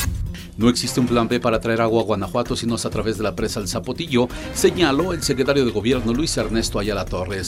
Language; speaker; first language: Spanish; native; Spanish